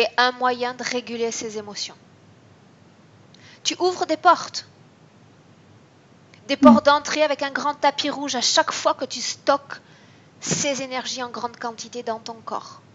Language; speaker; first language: French; native; French